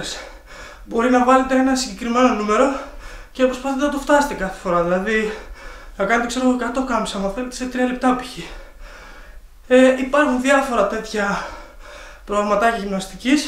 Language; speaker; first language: Greek; native; Greek